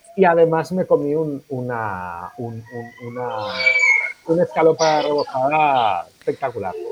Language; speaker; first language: Spanish; non-native, local second language; Catalan